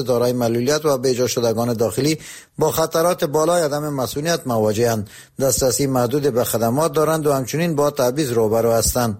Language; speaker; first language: Persian; native; Persian